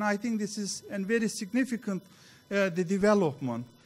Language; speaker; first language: English; non-native, fluent; Turkish